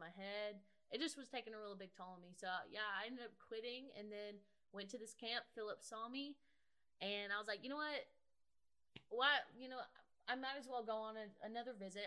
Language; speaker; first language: English; native; English